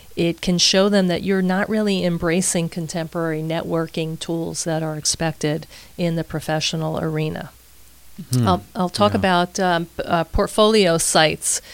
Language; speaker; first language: English; native; English